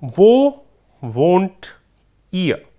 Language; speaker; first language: German; non-native, fluent; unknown